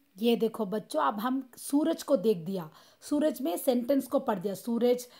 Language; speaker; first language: Hindi; non-native, local second language; Tamil